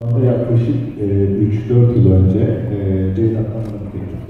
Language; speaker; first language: Turkish; native; Turkish